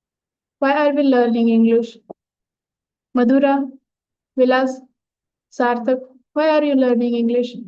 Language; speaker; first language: English; non-native, local second language; Marathi